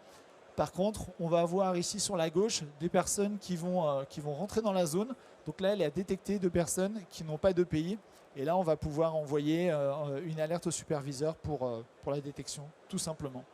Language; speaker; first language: French; native; French